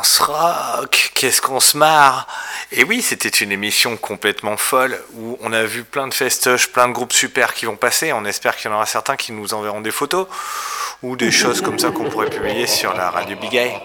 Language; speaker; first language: French; native; French